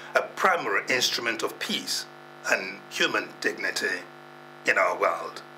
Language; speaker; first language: English; non-native, local second language; Igbo